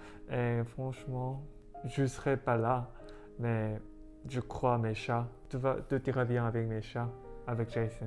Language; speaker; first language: French; non-native, learner; Korean